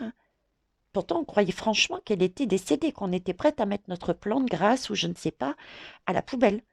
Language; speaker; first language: French; native; French